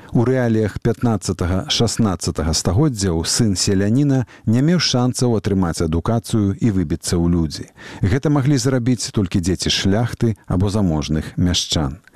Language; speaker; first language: Belarusian; native; Belarusian